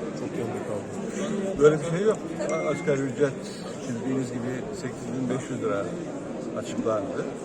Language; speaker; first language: Turkish; native; Turkish